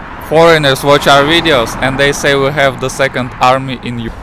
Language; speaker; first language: English; non-native, fluent; Russian